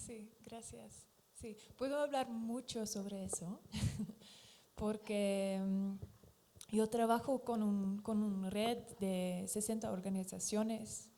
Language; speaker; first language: Spanish; non-native, fluent; Dutch